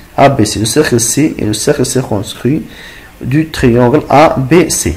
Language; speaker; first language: French; non-native, local second language; Arabic